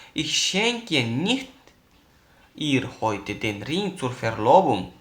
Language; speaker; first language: German; non-native, fluent; Uzbek